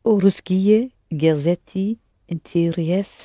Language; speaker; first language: Russian; non-native, learner; English